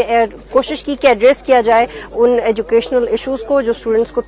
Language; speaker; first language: Urdu; native; Urdu